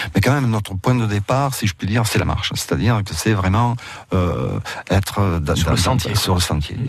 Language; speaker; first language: French; early bilingual, other home language; Catalan